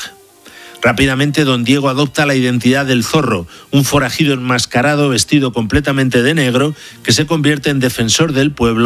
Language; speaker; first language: Spanish; native; Spanish